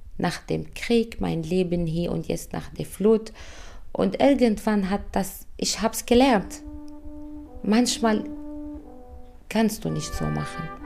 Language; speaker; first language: German; non-native, fluent; Arabic